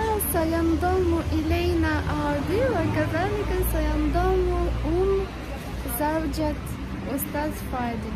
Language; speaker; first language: Arabic; non-native, fluent; Ukrainian